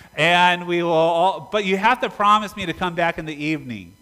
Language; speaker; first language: English; native; English